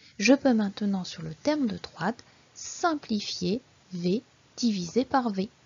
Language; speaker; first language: French; native; French